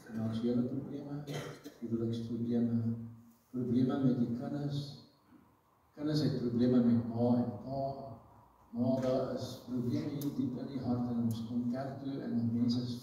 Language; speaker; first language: Afrikaans; non-native, local second language; English